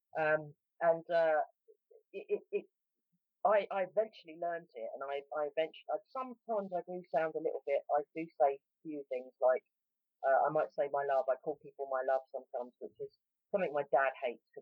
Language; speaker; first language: English; native; English